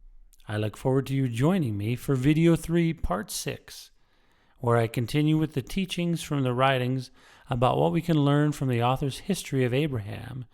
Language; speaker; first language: English; native; English